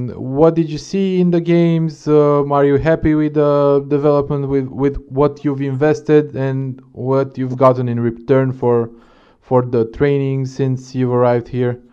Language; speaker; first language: English; non-native, fluent; Romanian